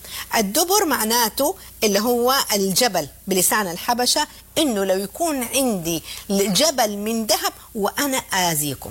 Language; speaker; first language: Arabic; native; Arabic